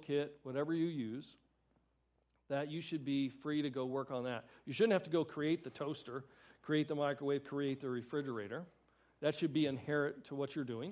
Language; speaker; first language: English; native; English